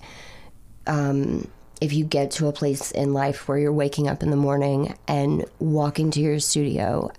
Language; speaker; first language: English; native; English